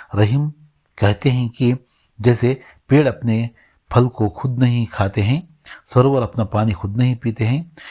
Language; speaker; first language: Hindi; non-native, local second language; Kannada